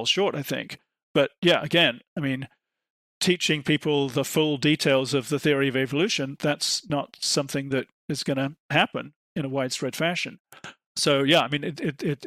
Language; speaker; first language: English; native; English